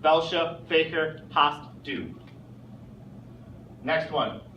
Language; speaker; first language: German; non-native, fluent; English